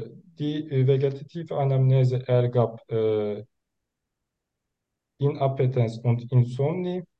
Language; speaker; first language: German; non-native, learner; Turkish